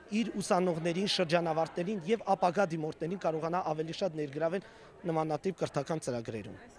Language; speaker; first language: Armenian; native; Armenian